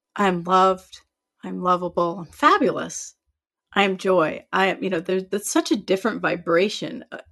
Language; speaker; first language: English; native; English